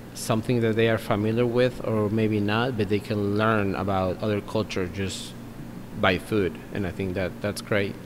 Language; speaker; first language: English; non-native, fluent; Spanish